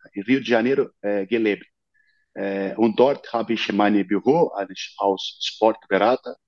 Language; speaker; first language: German; non-native, fluent; Portuguese